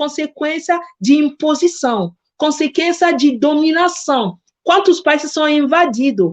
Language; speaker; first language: Portuguese; non-native, fluent; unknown